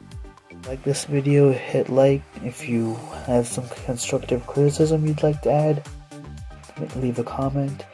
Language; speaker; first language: English; native; English